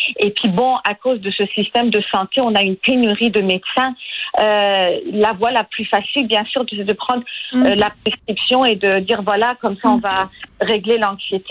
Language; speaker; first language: French; non-native, fluent; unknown